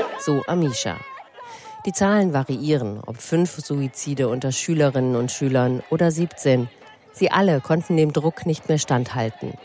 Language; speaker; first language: German; native; German